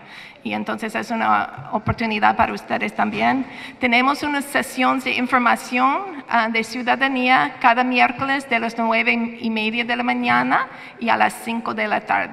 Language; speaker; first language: Spanish; non-native, fluent; English